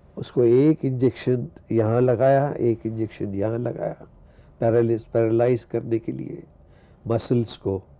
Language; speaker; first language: Hindi; early bilingual, other home language; Punjabi